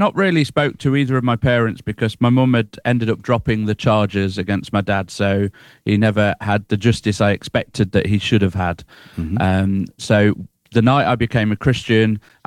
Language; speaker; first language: English; native; English